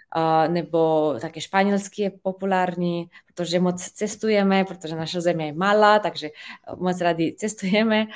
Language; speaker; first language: Czech; non-native, fluent; Slovenian